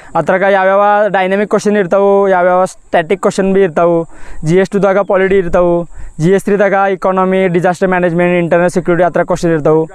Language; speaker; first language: Kannada; non-native, local second language; Marathi